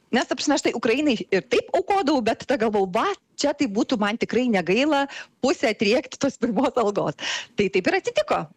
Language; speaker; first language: Lithuanian; native; Lithuanian